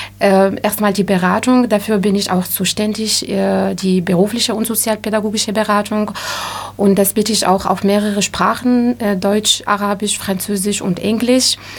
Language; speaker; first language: German; non-native, fluent; Arabic